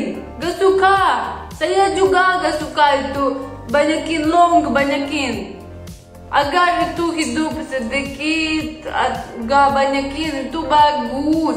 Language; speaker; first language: Indonesian; non-native, learner; Russian